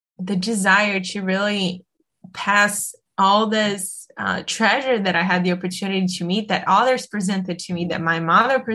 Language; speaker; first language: English; non-native, fluent; Portuguese